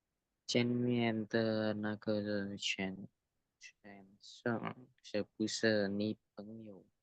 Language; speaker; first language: Chinese; non-native, learner; Indonesian